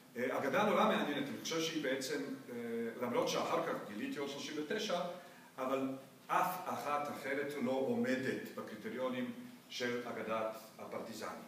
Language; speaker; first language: Hebrew; non-native, fluent; Bosnian